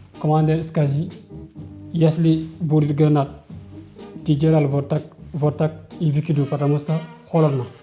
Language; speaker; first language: Russian; non-native, learner; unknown